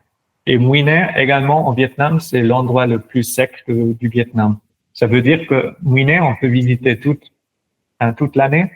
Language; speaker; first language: French; non-native, local second language; German